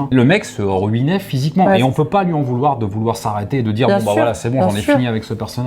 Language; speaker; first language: French; native; French